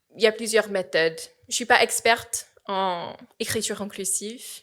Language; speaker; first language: French; non-native, fluent; English